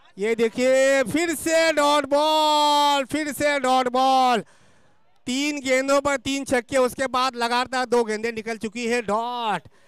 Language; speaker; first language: Hindi; non-native, local second language; Marathi